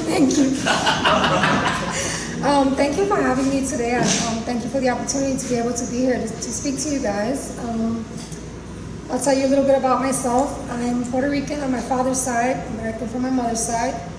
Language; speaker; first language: English; early bilingual, other home language; Spanish